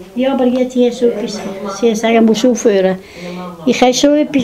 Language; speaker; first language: German; non-native, learner; Italian